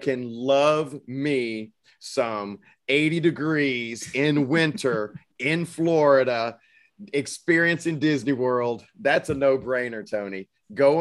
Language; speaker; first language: English; native; English